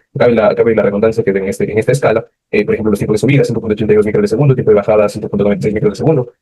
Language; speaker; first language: Spanish; native; Spanish